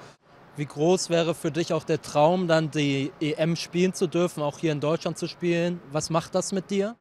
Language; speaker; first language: German; native; German